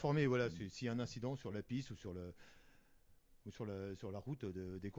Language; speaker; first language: French; native; French